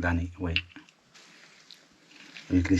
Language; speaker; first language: French; non-native, learner; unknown